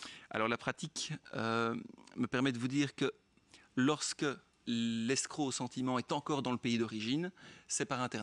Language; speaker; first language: French; native; French